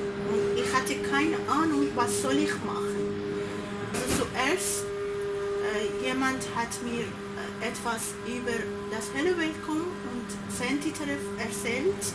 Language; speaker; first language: German; non-native, learner; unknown